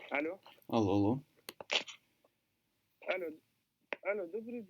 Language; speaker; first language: Russian; non-native, learner; Arabic